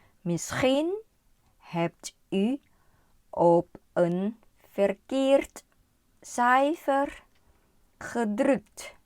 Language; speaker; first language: Dutch; non-native, learner; Thai